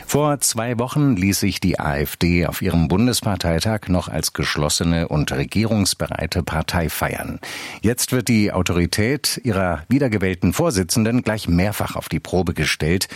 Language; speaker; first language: German; native; German